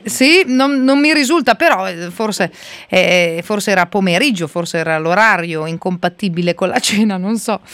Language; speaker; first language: Italian; native; Italian